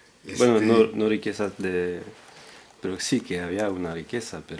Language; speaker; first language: Spanish; non-native, fluent; French